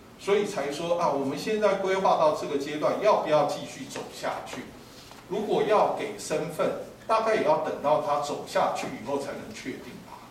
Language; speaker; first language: Chinese; native; Chinese